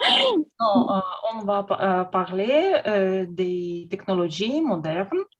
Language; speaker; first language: French; non-native, learner; Russian